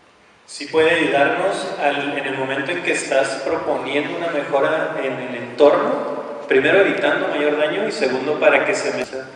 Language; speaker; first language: Spanish; native; Spanish